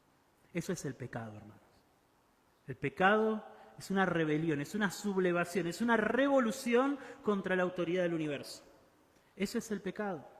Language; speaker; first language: Spanish; native; Spanish